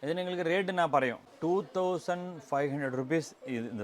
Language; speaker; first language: Malayalam; non-native, local second language; Tamil